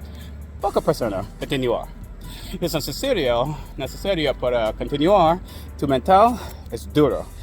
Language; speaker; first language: Spanish; non-native, learner; English